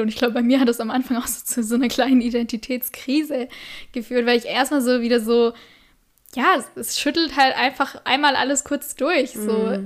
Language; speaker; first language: German; native; German